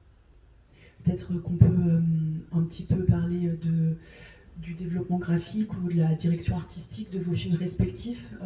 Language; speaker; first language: French; native; French